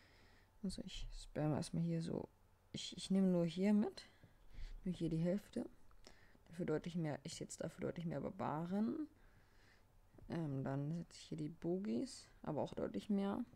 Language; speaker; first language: German; native; German